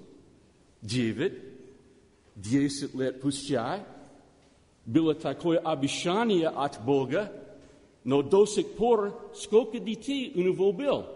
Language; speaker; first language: Russian; non-native, learner; English